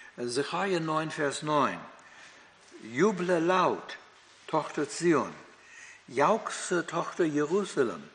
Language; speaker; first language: German; non-native, fluent; English